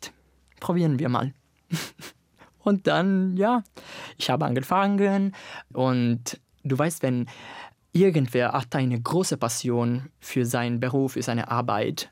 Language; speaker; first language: German; non-native, fluent; Italian